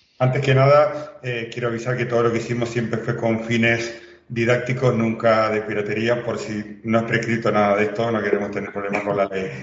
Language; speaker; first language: Spanish; native; Spanish